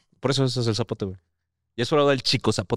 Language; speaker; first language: Spanish; native; Spanish